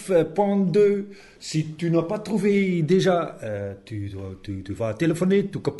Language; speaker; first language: French; non-native, learner; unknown